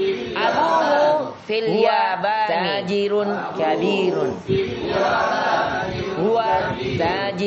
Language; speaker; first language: Arabic; non-native, fluent; Indonesian